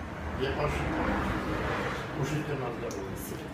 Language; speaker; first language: Russian; non-native, fluent; Armenian